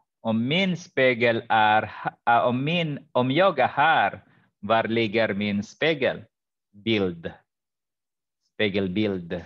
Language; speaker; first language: Swedish; non-native, fluent; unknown